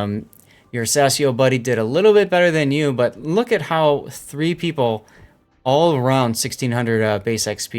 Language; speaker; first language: English; native; English